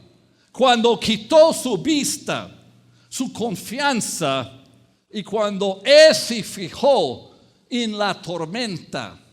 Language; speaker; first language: Spanish; non-native, fluent; English